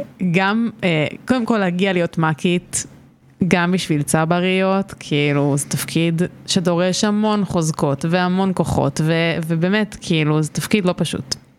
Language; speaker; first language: Hebrew; native; Hebrew